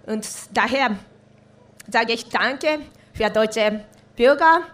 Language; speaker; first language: German; non-native, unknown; Japanese